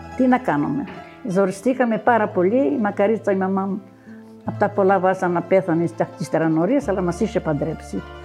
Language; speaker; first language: Greek; native; Greek